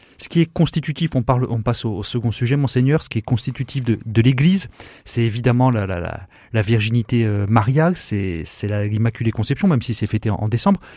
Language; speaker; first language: French; native; French